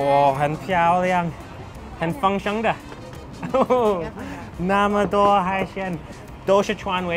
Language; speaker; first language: Chinese; non-native, learner; English